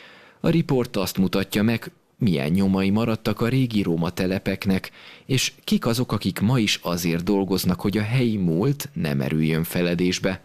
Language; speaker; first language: Hungarian; native; Hungarian